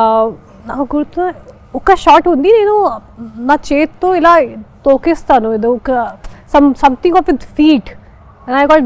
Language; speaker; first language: Telugu; non-native, fluent; Hindi